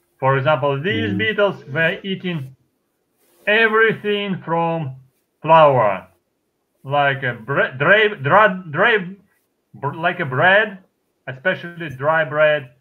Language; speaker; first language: English; non-native, fluent; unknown